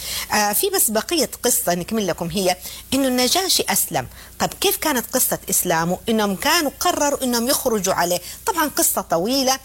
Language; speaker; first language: Arabic; native; Arabic